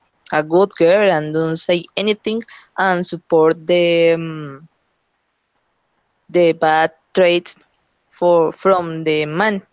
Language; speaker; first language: English; non-native, learner; Spanish